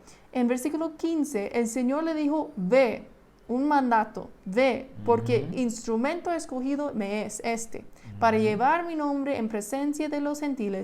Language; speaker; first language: Spanish; non-native, fluent; English